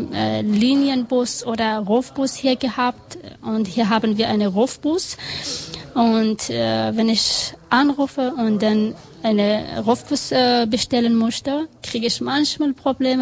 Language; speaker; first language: German; non-native, learner; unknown